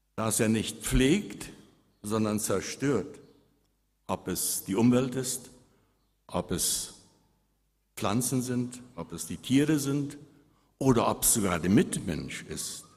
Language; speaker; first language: German; early bilingual, heritage; Spanish